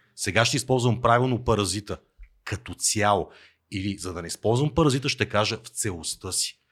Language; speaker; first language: Bulgarian; native; Bulgarian